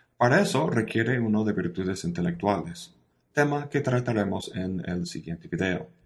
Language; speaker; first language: Spanish; non-native, fluent; English